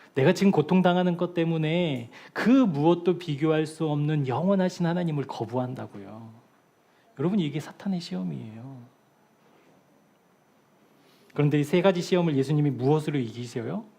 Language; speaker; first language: Korean; native; Korean